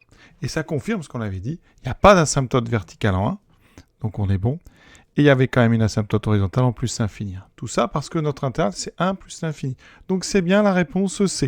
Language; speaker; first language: French; native; French